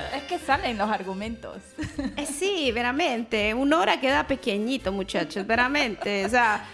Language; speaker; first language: Spanish; native; Spanish